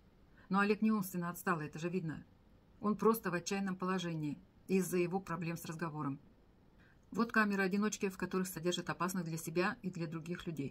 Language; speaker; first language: Russian; native; Russian